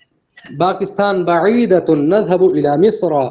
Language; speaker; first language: Arabic; non-native, fluent; Urdu